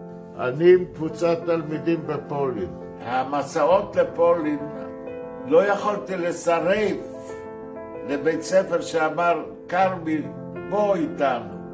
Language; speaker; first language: Hebrew; non-native, fluent; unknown